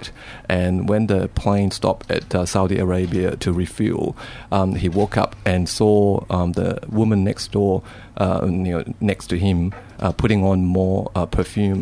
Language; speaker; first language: English; non-native, local second language; Cantonese